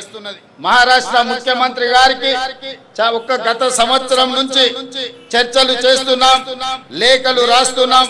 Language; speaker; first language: Telugu; native; Telugu